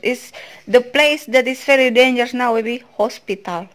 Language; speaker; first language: English; non-native, learner; Indonesian